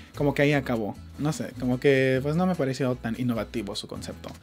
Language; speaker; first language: Spanish; early bilingual, heritage; Spanish